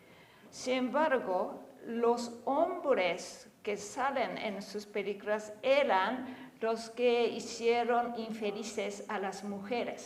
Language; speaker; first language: Spanish; non-native, fluent; Japanese